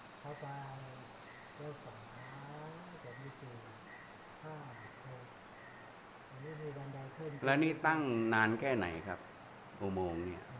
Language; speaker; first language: Thai; native; Thai